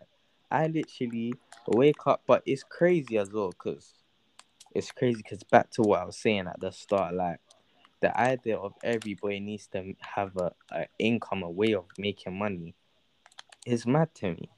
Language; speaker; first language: English; native; English